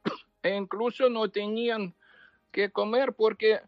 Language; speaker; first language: Spanish; non-native, fluent; Ukrainian